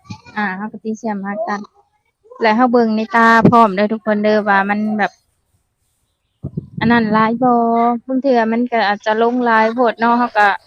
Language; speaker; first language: Thai; non-native, local second language; Northeastern Thai